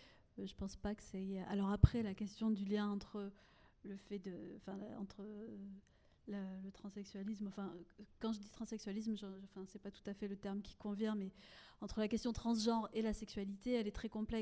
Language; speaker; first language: French; native; French